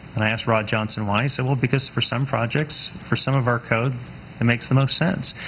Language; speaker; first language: English; native; English